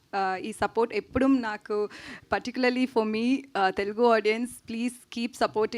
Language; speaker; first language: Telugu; non-native, learner; Tamil